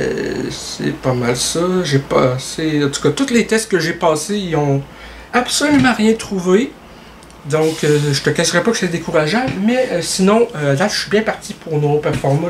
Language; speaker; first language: French; native; French